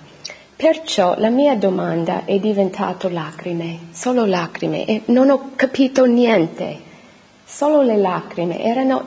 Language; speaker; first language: Italian; non-native, fluent; English